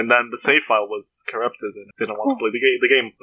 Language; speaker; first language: English; non-native, fluent; Portuguese